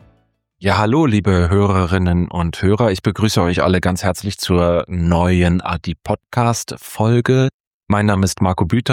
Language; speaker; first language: German; native; German